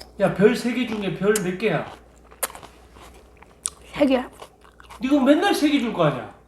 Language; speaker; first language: Korean; native; Korean